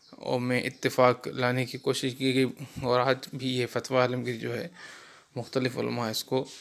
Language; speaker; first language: Urdu; non-native, local second language; Sindhi